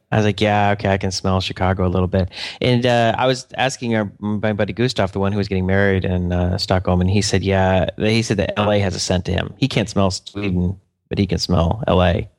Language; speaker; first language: English; native; English